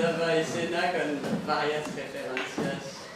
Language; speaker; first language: Spanish; non-native, fluent; French